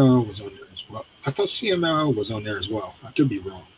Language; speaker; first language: English; native; English